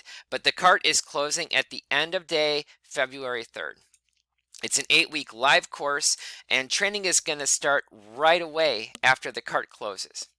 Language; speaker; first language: English; native; English